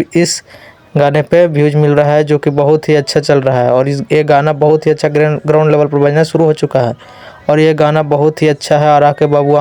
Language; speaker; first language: Hindi; non-native, local second language; Bhojpuri